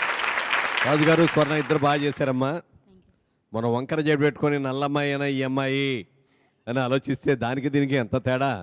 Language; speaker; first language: Telugu; native; Telugu